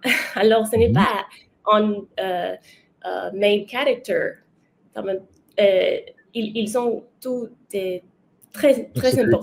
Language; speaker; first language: French; non-native, learner; Spanish